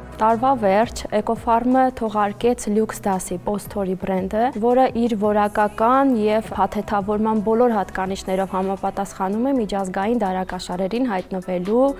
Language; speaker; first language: Armenian; native; Armenian